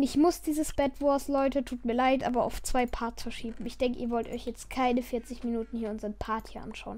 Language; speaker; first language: German; native; German